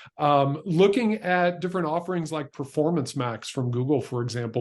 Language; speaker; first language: English; native; English